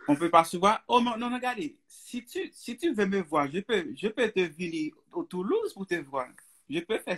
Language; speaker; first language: French; non-native, learner; Haitian Creole